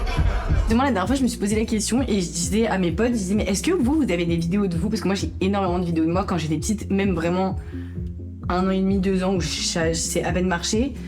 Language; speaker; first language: French; native; French